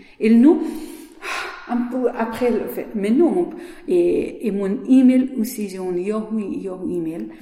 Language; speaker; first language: French; non-native, learner; Persian